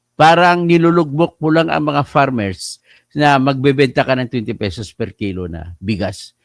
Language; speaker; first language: Filipino; non-native, local second language; Hiligaynon